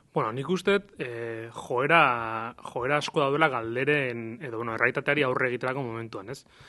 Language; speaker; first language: Basque; native; Basque